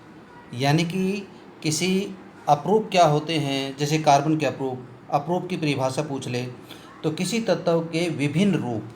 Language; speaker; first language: Hindi; native; Hindi